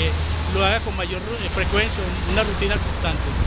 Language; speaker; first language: Spanish; native; Spanish